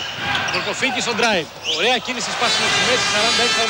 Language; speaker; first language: Greek; native; Greek